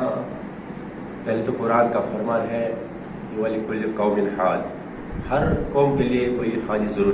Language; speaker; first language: Hindi; non-native, local second language; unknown